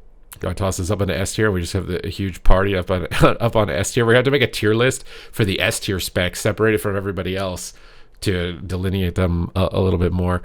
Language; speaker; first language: English; native; English